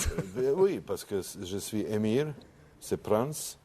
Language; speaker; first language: French; non-native, learner; Croatian